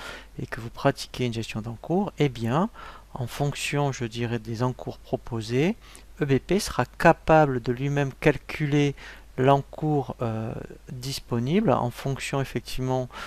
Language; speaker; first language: French; native; French